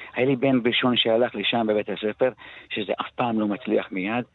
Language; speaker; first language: Hebrew; early bilingual, other home language; Arabic